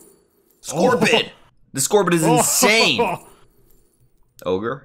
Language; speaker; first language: English; native; English